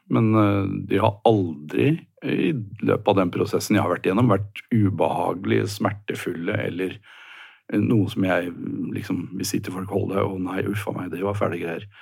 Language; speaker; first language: Norwegian; native; Norwegian